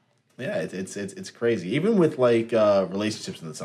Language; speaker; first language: English; native; English